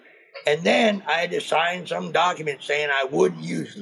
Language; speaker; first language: English; native; English